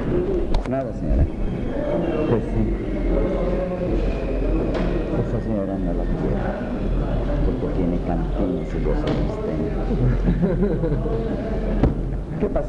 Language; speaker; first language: Spanish; native; Spanish